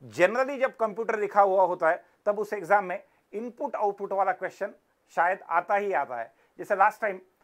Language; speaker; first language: Hindi; non-native, local second language; Marathi